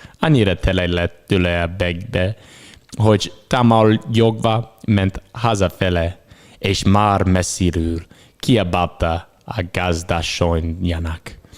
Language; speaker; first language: Hungarian; non-native, learner; English